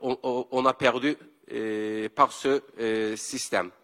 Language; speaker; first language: French; non-native, learner; Kurdish